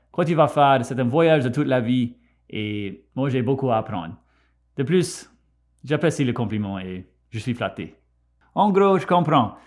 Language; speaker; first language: French; non-native, local second language; English